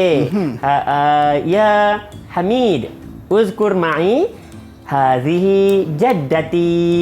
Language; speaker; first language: Arabic; non-native, fluent; Malay